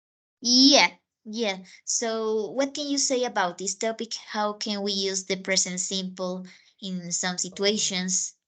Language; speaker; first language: English; non-native, fluent; Spanish